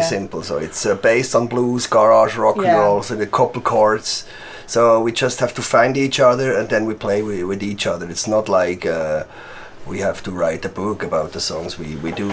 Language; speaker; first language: English; non-native, fluent; Swiss German